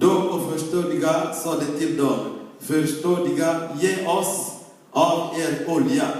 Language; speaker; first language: Swedish; non-native, fluent; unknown